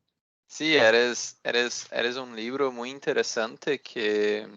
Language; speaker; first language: Spanish; non-native, learner; Portuguese